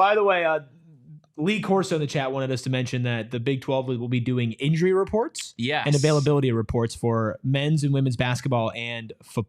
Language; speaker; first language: English; native; English